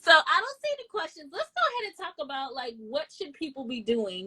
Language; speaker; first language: English; native; English